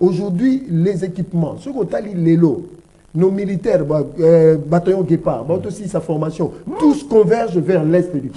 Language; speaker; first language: French; non-native, local second language; Lingala